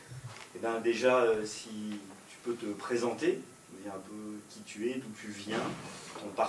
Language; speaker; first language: French; native; French